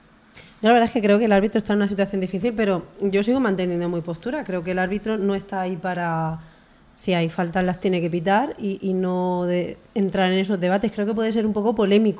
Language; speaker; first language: Spanish; native; Spanish